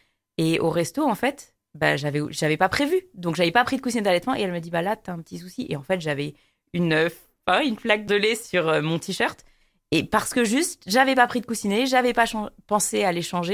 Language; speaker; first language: French; native; French